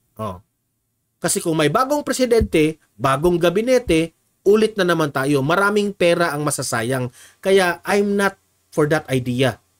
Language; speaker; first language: Filipino; non-native, local second language; Cebuano